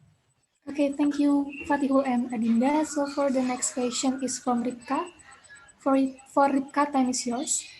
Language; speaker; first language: English; non-native, learner; Indonesian